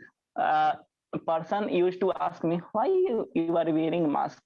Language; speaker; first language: English; non-native, learner; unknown